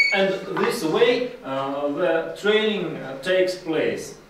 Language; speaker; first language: English; non-native, learner; Russian